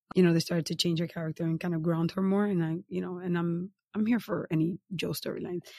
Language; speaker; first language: English; native; English